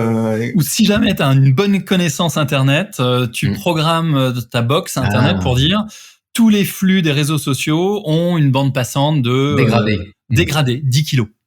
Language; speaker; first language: French; native; French